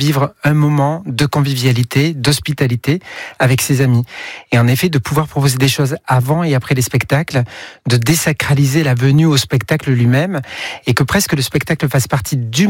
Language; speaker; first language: French; native; French